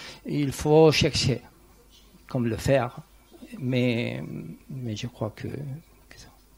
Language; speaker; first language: French; non-native, learner; Spanish